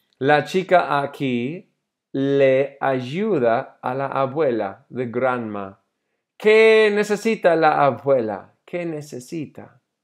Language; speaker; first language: Spanish; non-native, fluent; English